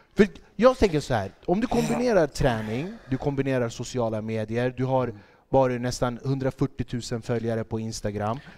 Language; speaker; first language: Swedish; early bilingual, other home language; Kurdish